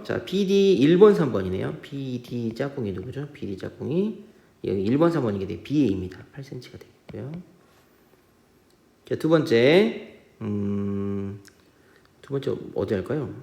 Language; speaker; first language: Korean; native; Korean